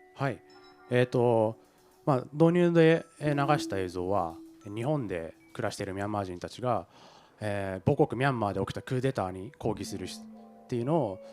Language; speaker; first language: Japanese; native; Japanese